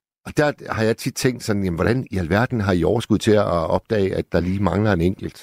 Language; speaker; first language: Danish; native; Danish